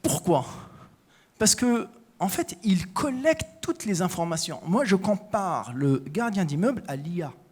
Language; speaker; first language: French; non-native, local second language; Arabic